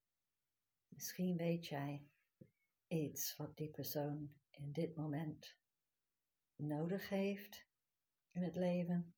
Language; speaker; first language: Dutch; non-native, fluent; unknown